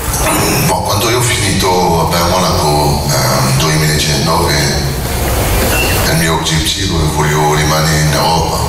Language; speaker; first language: Italian; non-native, learner; French